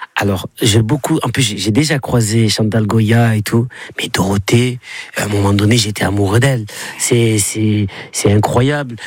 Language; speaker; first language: French; native; French